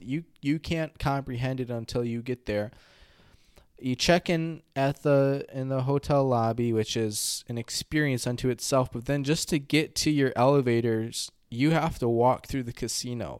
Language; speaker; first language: English; native; English